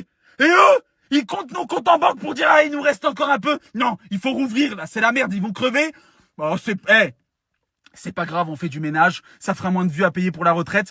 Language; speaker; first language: French; native; French